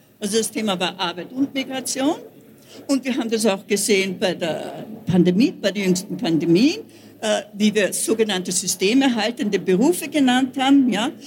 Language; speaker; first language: German; native; German